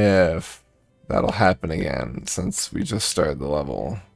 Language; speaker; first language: English; native; English